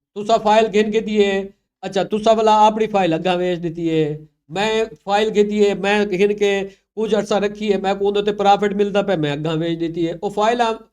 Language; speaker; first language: Punjabi; non-native, local second language; Saraiki